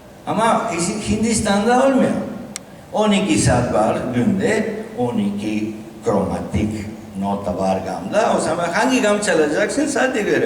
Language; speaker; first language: Turkish; non-native, learner; Spanish